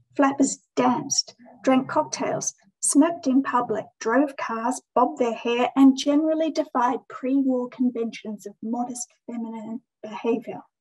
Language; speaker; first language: English; native; English